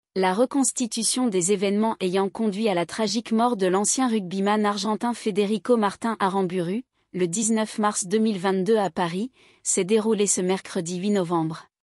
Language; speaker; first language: French; native; French